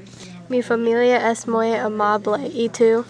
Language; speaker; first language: Spanish; non-native, learner; English